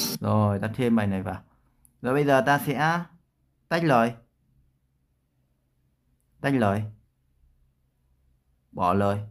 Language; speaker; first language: Vietnamese; native; Vietnamese